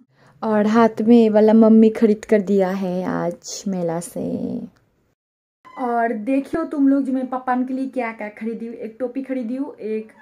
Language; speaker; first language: Hindi; non-native, local second language; Bangla